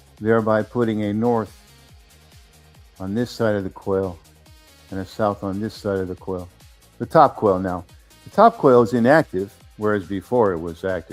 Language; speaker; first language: English; native; English